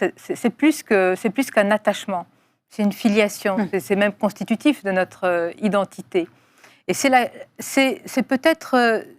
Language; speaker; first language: French; non-native, local second language; Arabic